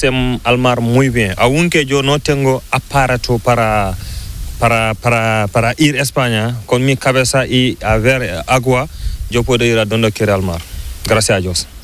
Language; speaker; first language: Spanish; non-native, learner; Fula